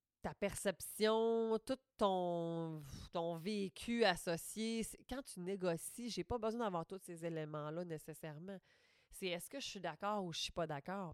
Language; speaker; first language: French; native; French